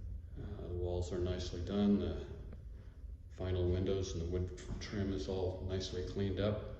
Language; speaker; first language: English; native; English